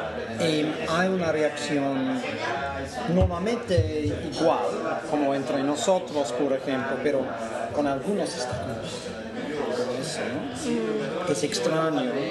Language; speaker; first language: Spanish; non-native, fluent; English